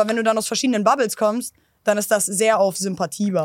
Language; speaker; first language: German; native; German